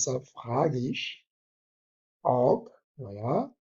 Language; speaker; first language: German; non-native, fluent; French